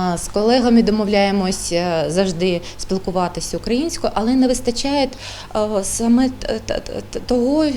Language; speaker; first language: Ukrainian; non-native, local second language; Russian